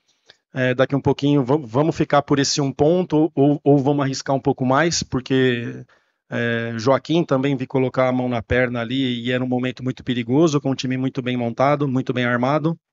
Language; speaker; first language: Portuguese; native; Portuguese